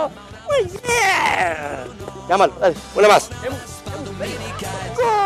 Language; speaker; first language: Spanish; native; Spanish